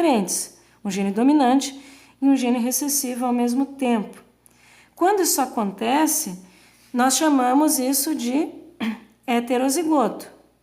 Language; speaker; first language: Portuguese; native; Portuguese